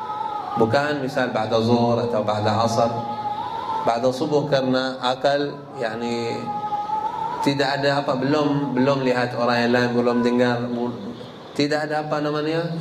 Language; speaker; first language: Indonesian; non-native, learner; Arabic